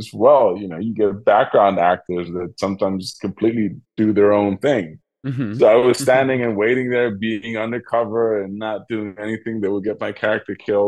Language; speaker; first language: English; non-native, fluent; Dutch